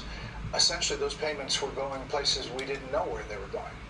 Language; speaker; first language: English; native; English